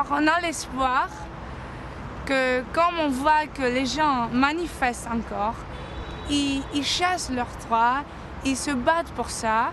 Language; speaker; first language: French; non-native, fluent; Greek